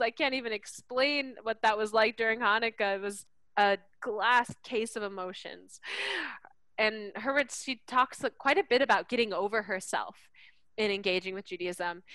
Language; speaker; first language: English; native; English